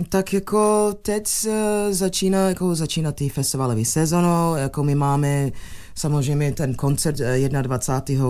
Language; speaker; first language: Czech; non-native, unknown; English